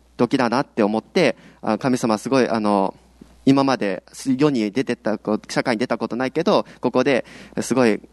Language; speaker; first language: Japanese; early bilingual, heritage; Japanese